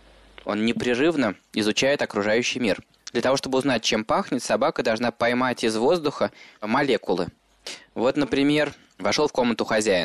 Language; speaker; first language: Russian; native; Russian